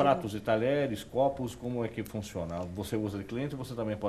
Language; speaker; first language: Portuguese; native; Portuguese